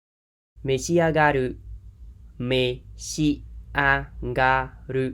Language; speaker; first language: Japanese; non-native, fluent; Khmer